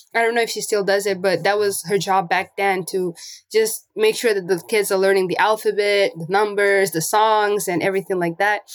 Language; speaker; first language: English; non-native, local second language; Portuguese